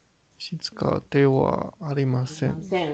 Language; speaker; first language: Japanese; non-native, learner; Chinese